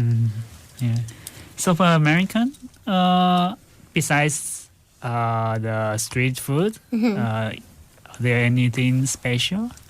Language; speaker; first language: English; non-native, fluent; Chinese